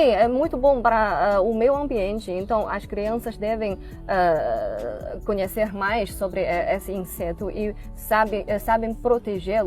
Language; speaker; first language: Portuguese; non-native, fluent; Chinese